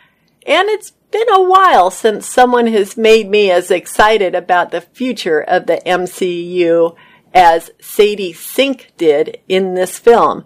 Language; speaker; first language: English; native; English